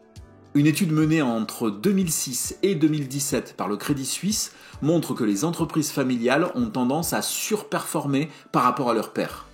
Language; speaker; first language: French; native; French